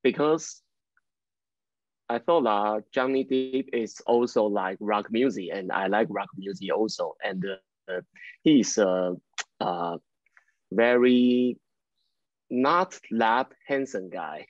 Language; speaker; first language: English; non-native, learner; Chinese